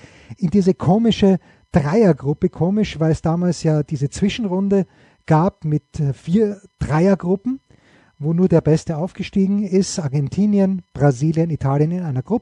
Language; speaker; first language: German; native; German